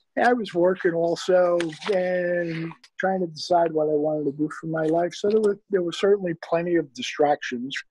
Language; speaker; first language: English; native; English